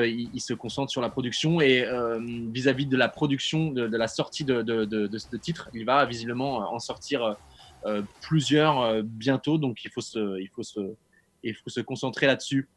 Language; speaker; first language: French; native; French